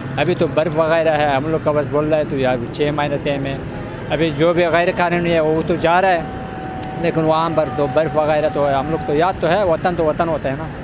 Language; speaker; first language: Urdu; early bilingual, other home language; Pashto